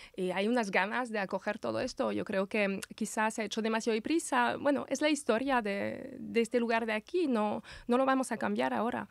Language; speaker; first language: Spanish; non-native, fluent; French